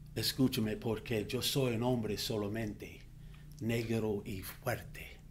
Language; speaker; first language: Spanish; non-native, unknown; English